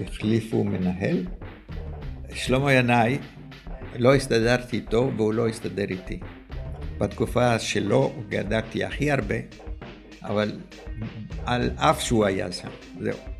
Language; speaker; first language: Hebrew; early bilingual, other home language; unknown